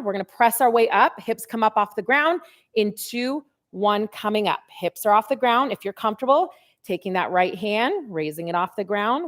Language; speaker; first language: English; native; English